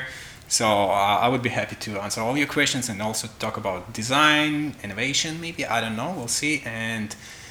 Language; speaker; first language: English; non-native, fluent; Russian